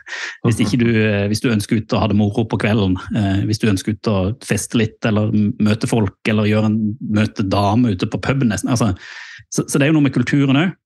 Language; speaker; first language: Norwegian; native; Norwegian